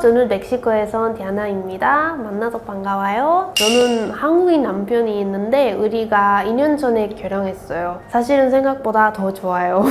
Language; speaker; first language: Korean; non-native, learner; Spanish